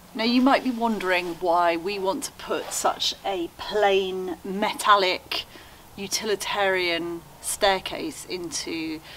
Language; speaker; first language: English; native; English